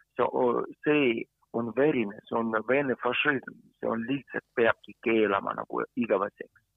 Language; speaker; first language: Estonian; non-native, fluent; Ukrainian